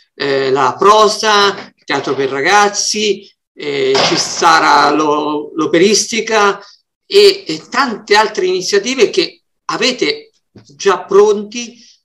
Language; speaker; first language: Italian; native; Italian